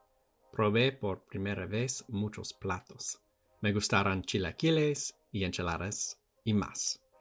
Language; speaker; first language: Spanish; non-native, learner; English